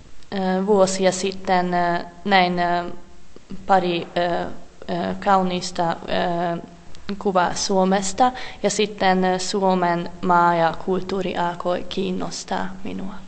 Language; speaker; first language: Finnish; non-native, fluent; Hungarian